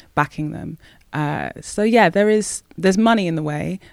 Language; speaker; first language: English; native; English